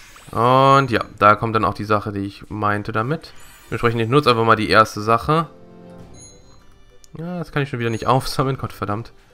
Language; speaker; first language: German; native; German